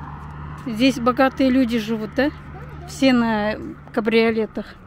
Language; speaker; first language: Russian; non-native, local second language; Kazakh